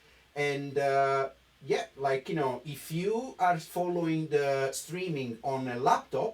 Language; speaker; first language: English; non-native, fluent; Italian